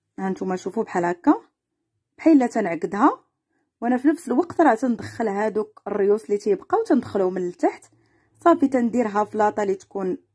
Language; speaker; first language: Arabic; native; Arabic